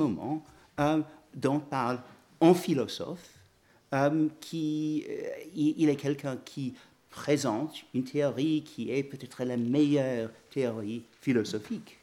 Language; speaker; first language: French; non-native, fluent; English